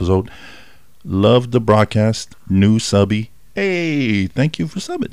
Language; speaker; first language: English; native; English